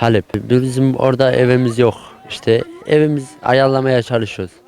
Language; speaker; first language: Turkish; early bilingual, other home language; Arabic